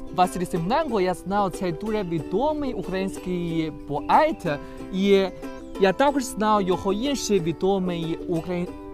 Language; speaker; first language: Ukrainian; non-native, learner; Chinese